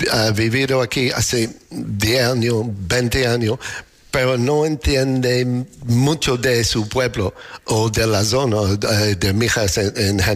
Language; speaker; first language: Spanish; non-native, learner; English